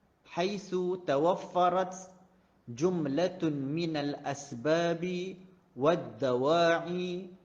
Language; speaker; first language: Arabic; non-native, fluent; Malay